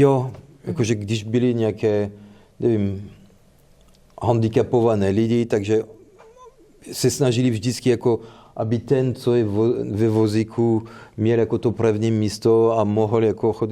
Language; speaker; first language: Czech; non-native, fluent; French